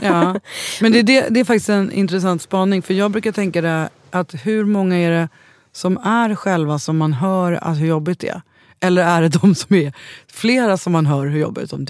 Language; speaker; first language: Swedish; native; Swedish